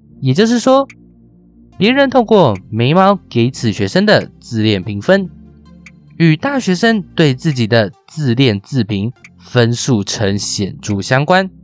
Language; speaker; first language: Chinese; native; Chinese